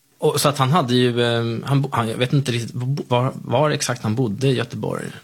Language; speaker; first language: Swedish; native; Swedish